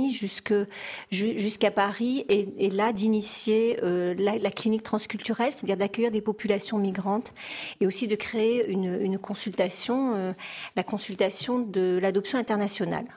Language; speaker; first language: French; native; French